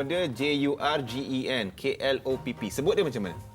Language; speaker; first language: Malay; native; Malay